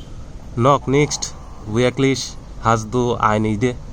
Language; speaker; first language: German; non-native, learner; Bangla